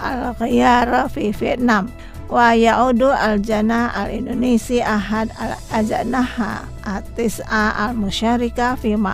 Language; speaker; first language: Arabic; non-native, learner; Indonesian